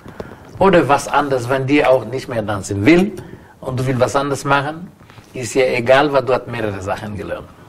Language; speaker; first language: German; non-native, learner; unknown